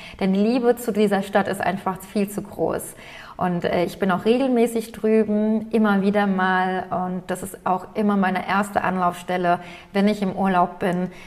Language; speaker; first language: German; early bilingual, other home language; Turkish